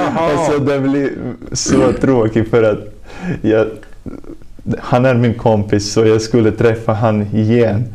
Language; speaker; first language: Swedish; non-native, fluent; Latvian